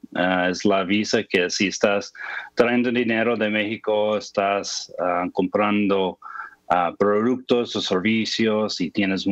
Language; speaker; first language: Spanish; non-native, fluent; English